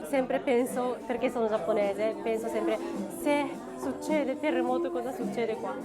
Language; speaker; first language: Italian; non-native, fluent; Japanese